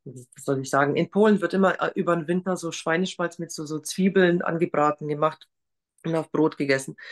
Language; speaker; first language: German; non-native, fluent; Polish